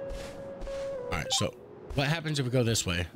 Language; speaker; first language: English; native; English